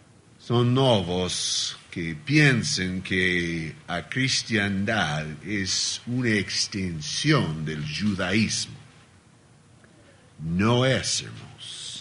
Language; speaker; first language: Spanish; non-native, learner; Portuguese